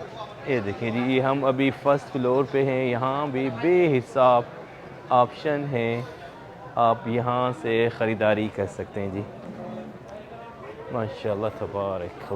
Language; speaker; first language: Hindi; non-native, local second language; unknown